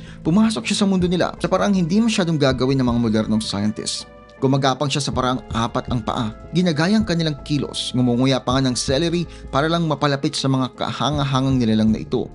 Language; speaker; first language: Filipino; native; Filipino